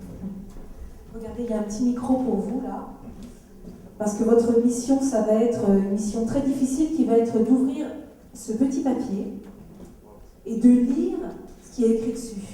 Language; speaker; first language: French; native; French